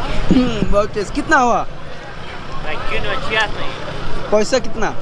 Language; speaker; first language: Hindi; non-native, learner; Bangla